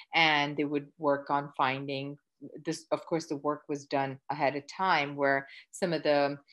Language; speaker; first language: English; early bilingual, other home language; Gujarati